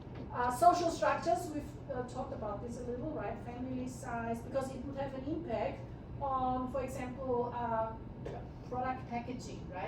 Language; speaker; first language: English; non-native, fluent; Chinese